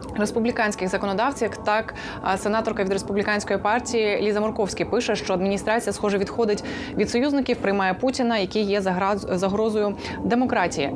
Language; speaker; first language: Ukrainian; native; Ukrainian